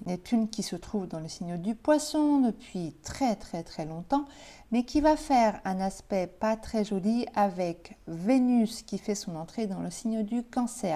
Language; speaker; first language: French; native; French